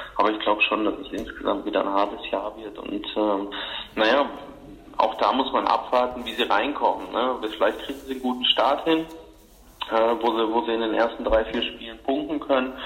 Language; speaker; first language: German; native; German